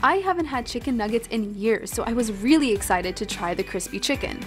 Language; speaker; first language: English; native; English